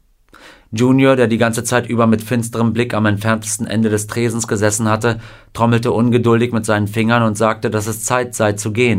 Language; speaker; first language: German; native; German